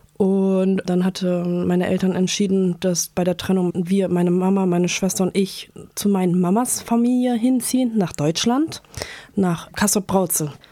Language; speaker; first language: German; early bilingual, other home language; Turkish